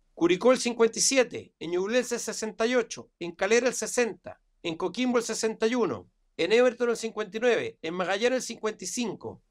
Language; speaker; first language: Spanish; native; Spanish